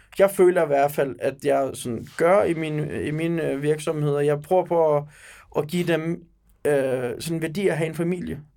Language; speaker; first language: Danish; early bilingual, other home language; Turkish